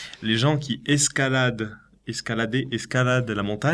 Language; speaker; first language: French; native; French